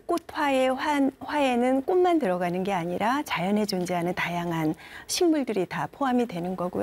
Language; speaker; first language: Korean; native; Korean